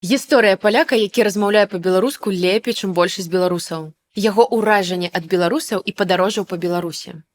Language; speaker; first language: Belarusian; non-native, local second language; Russian